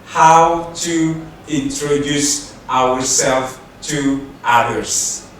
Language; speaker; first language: English; non-native, fluent; Indonesian